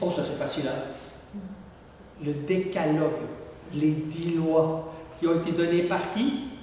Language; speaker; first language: French; native; French